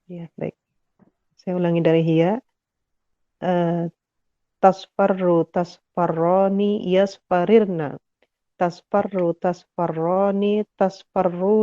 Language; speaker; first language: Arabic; non-native, learner; Indonesian